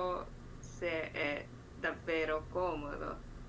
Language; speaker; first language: Italian; non-native, learner; Japanese